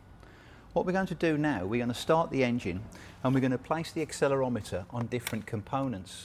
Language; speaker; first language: English; native; English